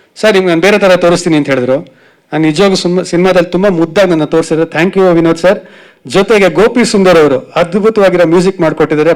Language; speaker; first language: Kannada; native; Kannada